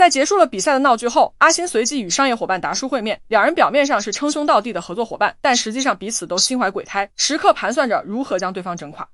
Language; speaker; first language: Chinese; native; Chinese